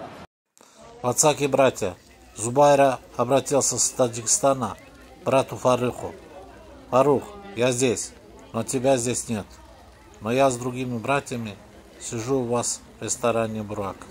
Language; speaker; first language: Russian; non-native, local second language; Tajik